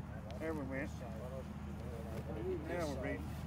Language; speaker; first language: English; native; English